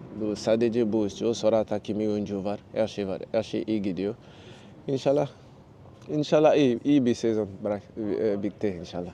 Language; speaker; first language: Turkish; non-native, learner; French